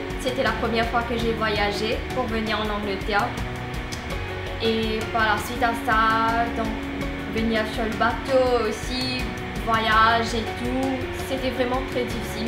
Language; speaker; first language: French; non-native, local second language; Morisyen